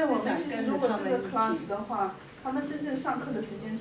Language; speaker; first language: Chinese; native; Chinese